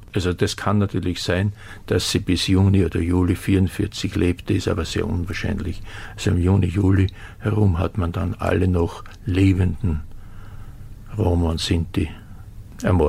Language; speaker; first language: German; native; German